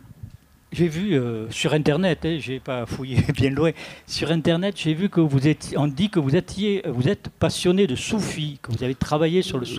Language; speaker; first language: French; native; French